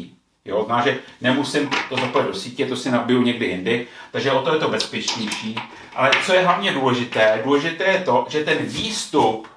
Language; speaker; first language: Czech; native; Czech